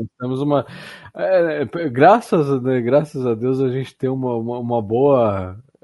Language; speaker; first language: Portuguese; native; Portuguese